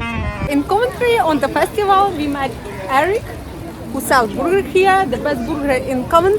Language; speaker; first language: English; non-native, learner; Ukrainian